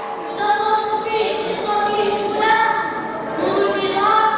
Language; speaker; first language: Arabic; non-native, learner; Urdu